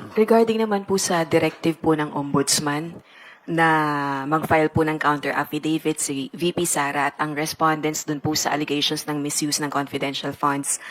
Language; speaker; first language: Filipino; native; Filipino